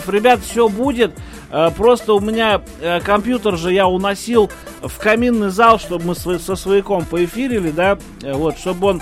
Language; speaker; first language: Russian; native; Russian